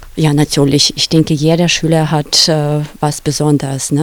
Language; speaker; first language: German; non-native, fluent; Russian